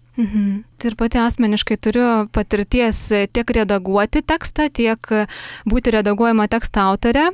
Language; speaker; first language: Lithuanian; native; Lithuanian